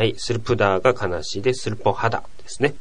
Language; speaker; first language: Korean; non-native, fluent; Japanese